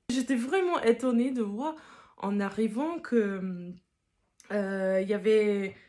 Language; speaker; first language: French; non-native, fluent; English